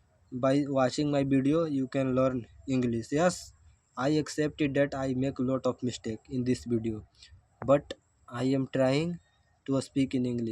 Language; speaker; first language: English; non-native, learner; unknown